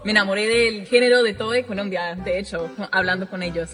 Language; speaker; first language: Spanish; non-native, fluent; English